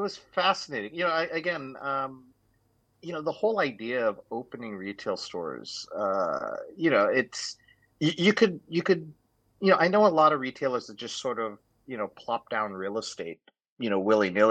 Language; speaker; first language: English; native; English